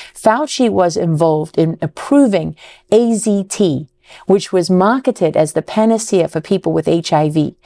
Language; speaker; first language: English; native; English